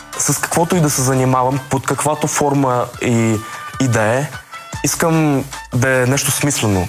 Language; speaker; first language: Bulgarian; early bilingual, other home language; Russian